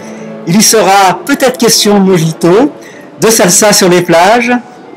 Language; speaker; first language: French; native; French